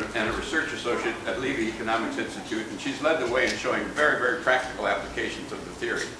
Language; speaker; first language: English; native; English